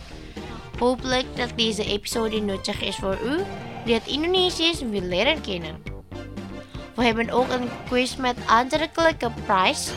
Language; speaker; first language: Dutch; non-native, learner; Indonesian